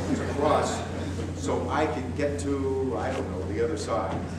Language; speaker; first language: English; native; English